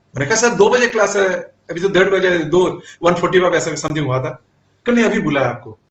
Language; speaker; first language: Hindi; non-native, local second language; Assamese